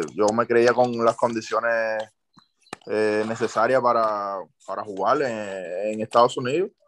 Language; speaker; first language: Spanish; native; Spanish